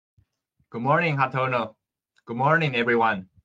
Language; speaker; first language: English; non-native, fluent; Chinese